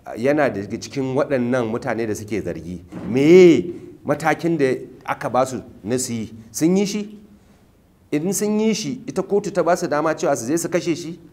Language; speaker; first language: Hausa; native; Hausa